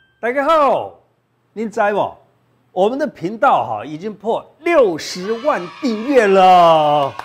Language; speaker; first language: Chinese; native; Chinese